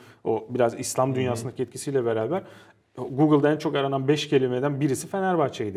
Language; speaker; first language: Turkish; native; Turkish